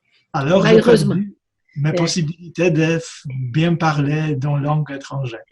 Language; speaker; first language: French; non-native, fluent; Polish